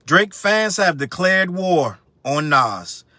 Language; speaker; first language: English; native; English